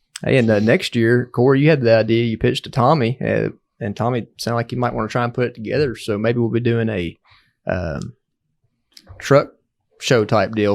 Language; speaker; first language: English; native; English